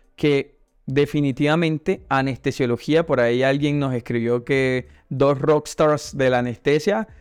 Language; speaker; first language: Spanish; native; Spanish